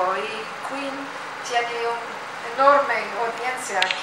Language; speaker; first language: Spanish; non-native, learner; English